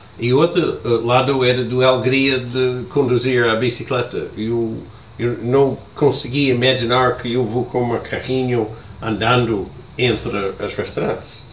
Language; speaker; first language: Portuguese; non-native, learner; English